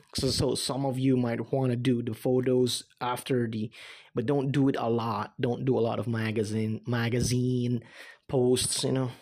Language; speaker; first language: English; non-native, local second language; Cebuano